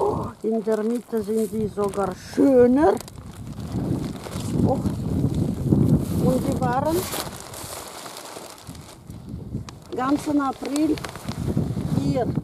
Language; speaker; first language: German; non-native, fluent; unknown